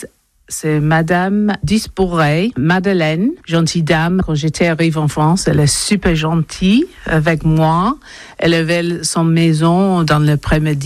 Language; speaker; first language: French; non-native, learner; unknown